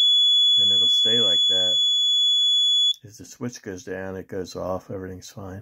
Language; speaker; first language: English; native; English